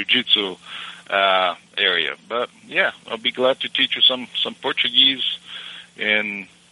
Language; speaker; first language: English; non-native, fluent; Portuguese